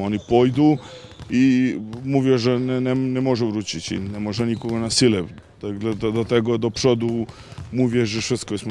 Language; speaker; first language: Polish; non-native, learner; Serbian